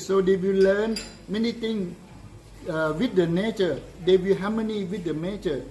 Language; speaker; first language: English; non-native, learner; Thai